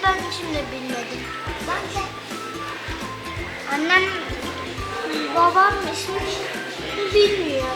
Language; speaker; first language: Turkish; early bilingual, other home language; Persian